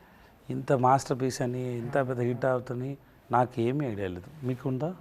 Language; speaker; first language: Telugu; non-native, learner; Tamil